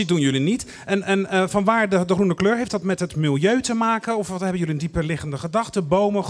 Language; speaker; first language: Dutch; native; Dutch